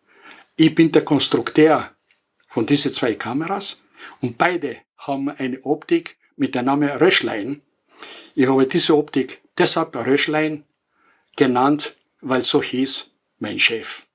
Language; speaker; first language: German; non-native, fluent; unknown